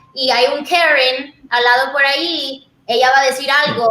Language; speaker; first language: Spanish; early bilingual, heritage; Spanish